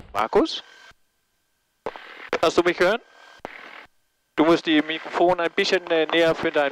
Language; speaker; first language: German; non-native, learner; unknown